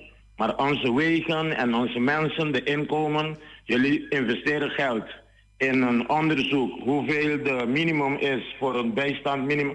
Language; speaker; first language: Dutch; non-native, local second language; Papiamento